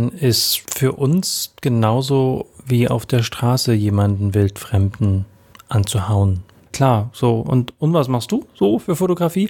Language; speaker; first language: German; native; German